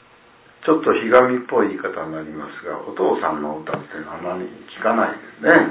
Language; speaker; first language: Japanese; native; Japanese